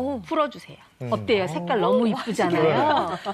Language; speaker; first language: Korean; native; Korean